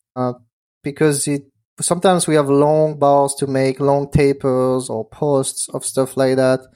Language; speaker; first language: English; non-native, fluent; French